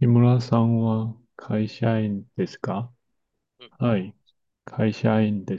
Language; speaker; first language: Japanese; non-native, learner; Chinese